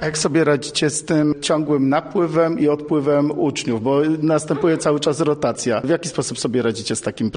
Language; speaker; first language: Polish; native; Polish